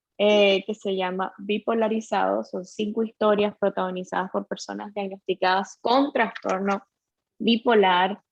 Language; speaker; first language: Spanish; early bilingual, heritage; Spanish